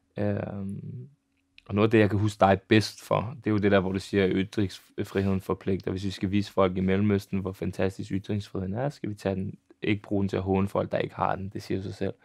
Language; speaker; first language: Danish; early bilingual, other home language; Serbian